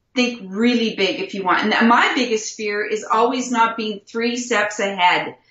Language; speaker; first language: English; native; English